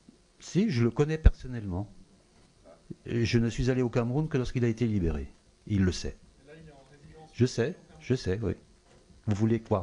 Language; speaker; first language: French; native; French